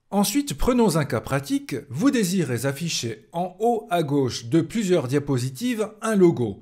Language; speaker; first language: French; native; French